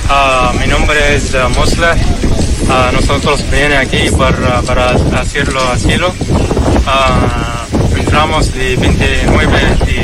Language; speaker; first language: Spanish; non-native, learner; Arabic